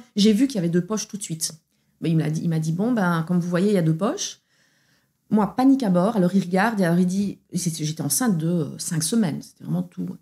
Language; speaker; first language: French; native; French